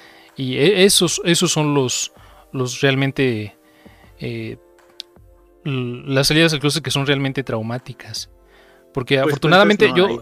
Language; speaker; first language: Spanish; native; Spanish